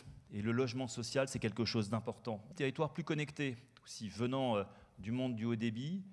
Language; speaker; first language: French; native; French